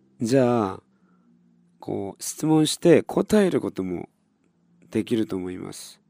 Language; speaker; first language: Japanese; non-native, fluent; Korean